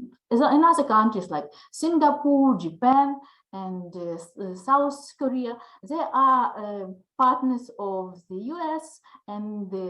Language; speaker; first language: English; non-native, learner; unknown